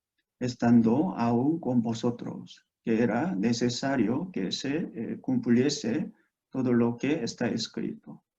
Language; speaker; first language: Spanish; non-native, fluent; Korean